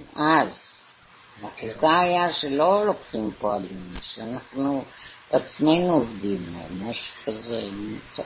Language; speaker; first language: Hebrew; native; Hebrew